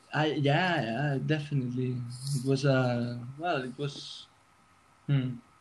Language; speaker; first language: English; non-native, fluent; Spanish